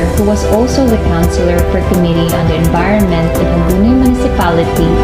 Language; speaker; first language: English; non-native, local second language; Cebuano